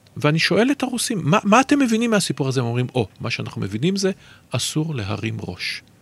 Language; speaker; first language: Hebrew; native; Hebrew